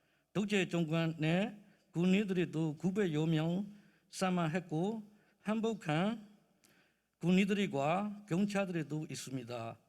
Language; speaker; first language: Korean; non-native, learner; Burmese